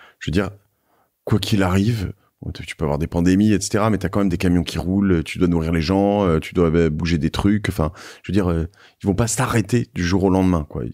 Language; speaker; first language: French; native; French